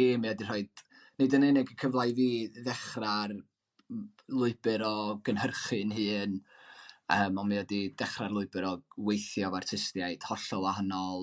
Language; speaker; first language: Welsh; native; Welsh